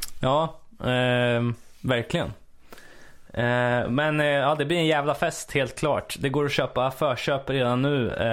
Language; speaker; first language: Swedish; native; Swedish